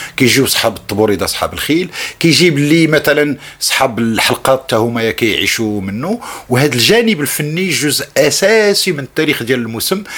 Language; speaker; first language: Arabic; native; Arabic